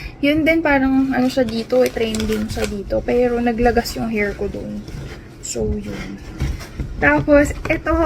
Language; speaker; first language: Filipino; native; Filipino